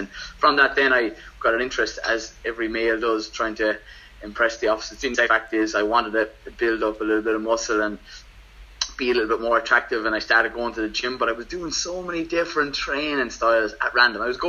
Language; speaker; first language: English; native; English